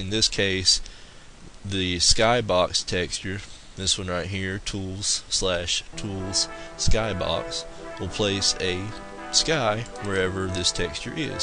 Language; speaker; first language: English; native; English